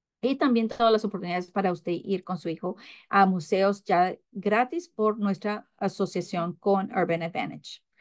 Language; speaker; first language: Spanish; early bilingual, heritage; English